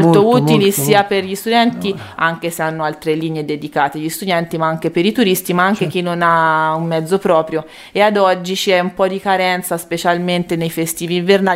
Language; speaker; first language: Italian; native; Italian